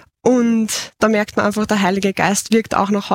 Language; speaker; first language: German; native; German